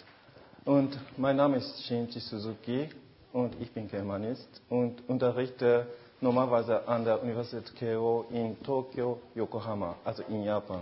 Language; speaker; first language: German; non-native, fluent; Japanese